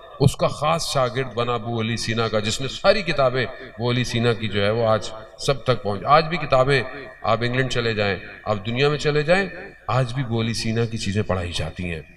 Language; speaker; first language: Urdu; early bilingual, heritage; Urdu